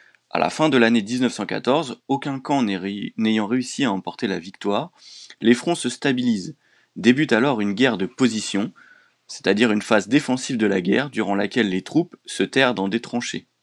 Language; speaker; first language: French; native; French